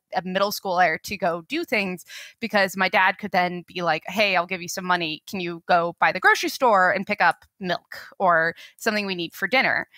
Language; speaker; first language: English; native; English